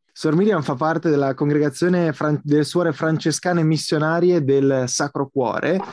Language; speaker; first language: Italian; native; Italian